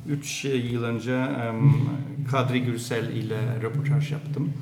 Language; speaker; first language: Turkish; non-native, learner; Norwegian